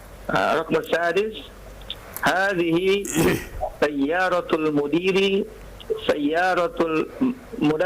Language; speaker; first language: Arabic; non-native, learner; Indonesian